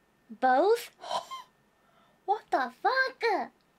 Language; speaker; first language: English; non-native, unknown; Japanese